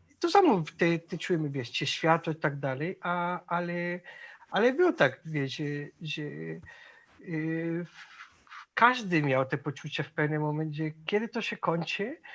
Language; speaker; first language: Polish; non-native, fluent; Spanish